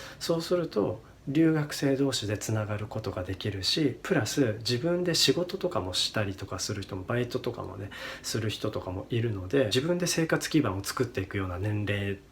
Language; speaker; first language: Japanese; native; Japanese